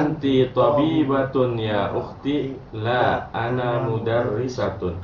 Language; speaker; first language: Arabic; non-native, learner; Indonesian